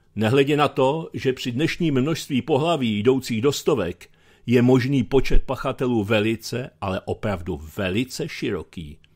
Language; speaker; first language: Czech; native; Czech